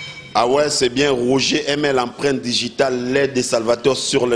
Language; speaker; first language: French; non-native, local second language; Lingala